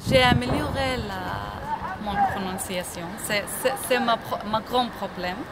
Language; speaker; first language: French; non-native, learner; Arabic